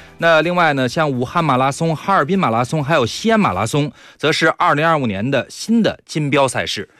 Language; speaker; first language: Chinese; native; Chinese